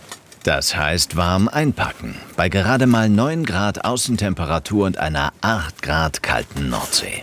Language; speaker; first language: German; native; German